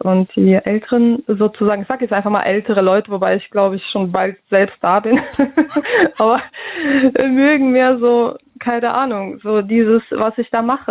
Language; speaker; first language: German; early bilingual, other home language; Russian